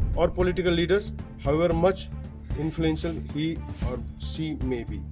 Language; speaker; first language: English; non-native, local second language; Nepali